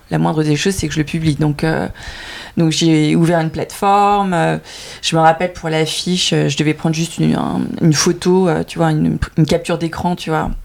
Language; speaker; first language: French; early bilingual, other home language; Vietnamese